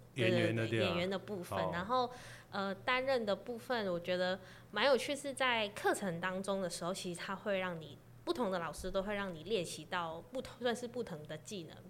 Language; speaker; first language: Chinese; non-native, local second language; Cantonese